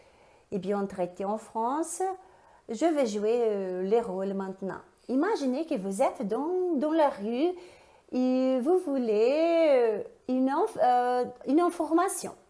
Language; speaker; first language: French; non-native, fluent; Portuguese